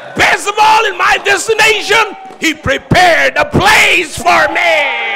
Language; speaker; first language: English; non-native, local second language; Filipino